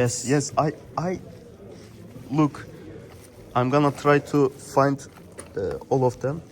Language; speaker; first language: English; non-native, learner; Turkish